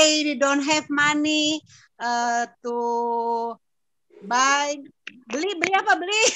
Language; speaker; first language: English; non-native, learner; Indonesian